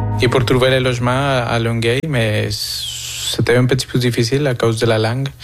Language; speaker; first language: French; non-native, fluent; Spanish